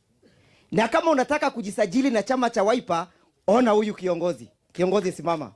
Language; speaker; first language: Swahili; non-native, local second language; Kamba